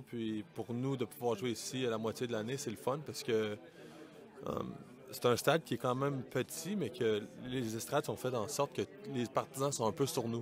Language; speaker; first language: French; native; French